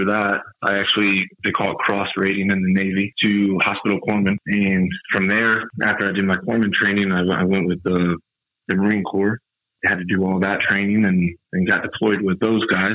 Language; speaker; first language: English; native; English